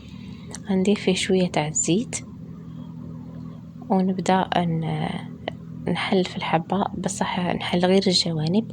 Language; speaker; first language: Arabic; native; Arabic